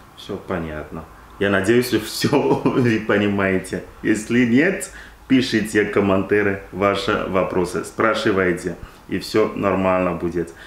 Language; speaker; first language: Russian; non-native, learner; French